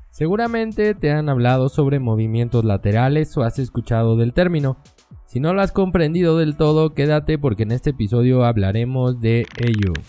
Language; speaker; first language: Spanish; native; Spanish